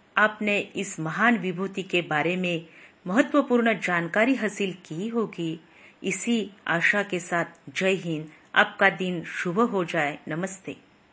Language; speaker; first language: Hindi; non-native, local second language; Marathi